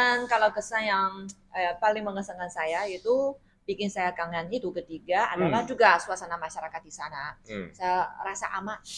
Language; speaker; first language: Indonesian; non-native, fluent; Chinese